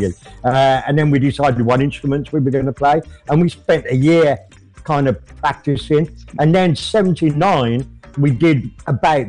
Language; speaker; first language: English; native; English